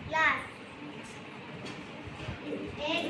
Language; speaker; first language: English; non-native, learner; Urdu